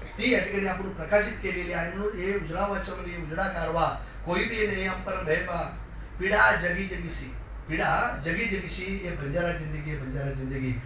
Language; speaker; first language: Marathi; non-native, local second language; Lambadi